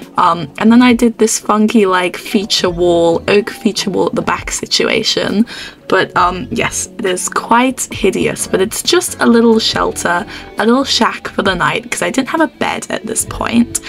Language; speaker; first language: English; native; English